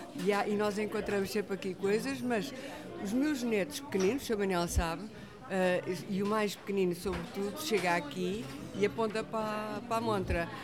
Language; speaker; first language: Portuguese; native; Portuguese